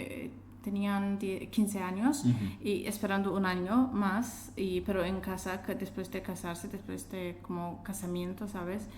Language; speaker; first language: Spanish; non-native, fluent; Azerbaijani